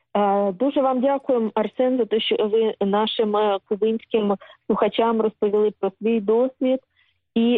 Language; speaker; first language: Ukrainian; native; Ukrainian